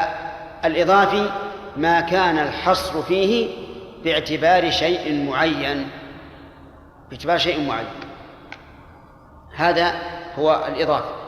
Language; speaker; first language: Arabic; native; Arabic